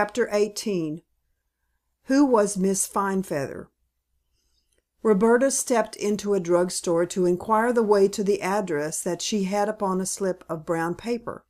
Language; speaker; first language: English; native; English